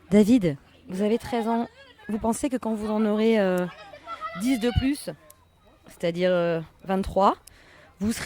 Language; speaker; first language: French; native; French